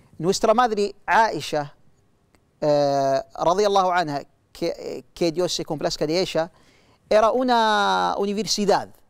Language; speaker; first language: Spanish; non-native, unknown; Arabic